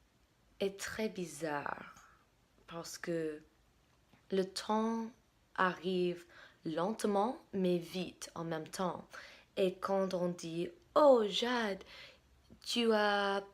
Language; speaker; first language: French; non-native, fluent; English